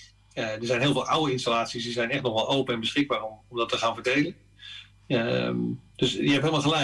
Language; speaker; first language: Dutch; native; Dutch